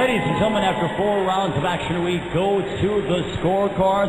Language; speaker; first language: English; native; English